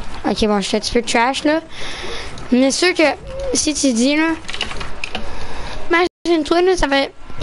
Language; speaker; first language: French; early bilingual, heritage; French